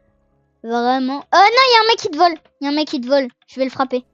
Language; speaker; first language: French; native; French